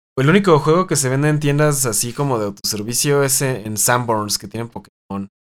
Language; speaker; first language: Spanish; native; Spanish